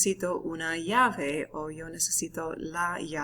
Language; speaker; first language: Spanish; non-native, fluent; English